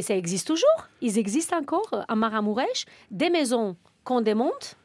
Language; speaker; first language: French; non-native, fluent; Romanian